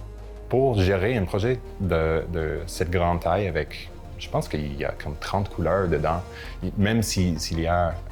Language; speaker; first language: French; non-native, local second language; English